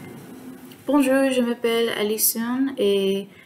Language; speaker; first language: French; non-native, learner; Spanish